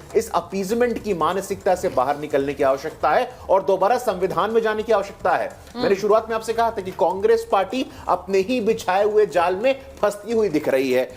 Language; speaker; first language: Hindi; native; Hindi